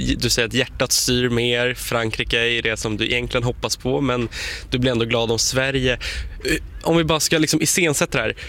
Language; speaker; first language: Swedish; native; Swedish